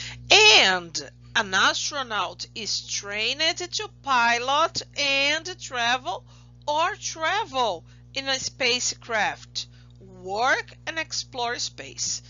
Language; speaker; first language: English; non-native, fluent; Portuguese